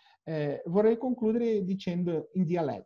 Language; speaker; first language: Italian; non-native, learner; Portuguese